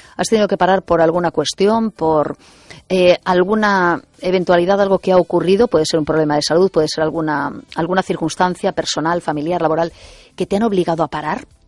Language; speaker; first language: Spanish; native; Spanish